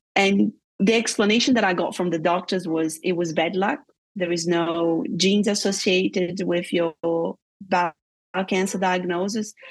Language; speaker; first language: English; non-native, fluent; Portuguese